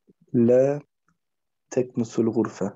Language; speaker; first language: Arabic; non-native, learner; German